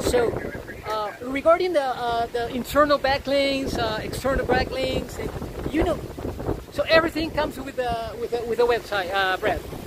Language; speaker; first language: English; non-native, fluent; Spanish